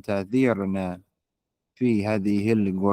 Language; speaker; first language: Arabic; non-native, learner; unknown